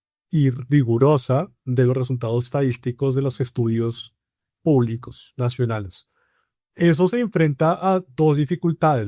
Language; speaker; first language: Spanish; native; Spanish